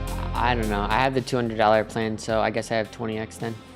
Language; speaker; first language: English; native; English